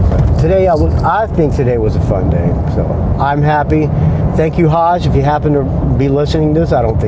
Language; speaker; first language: English; native; English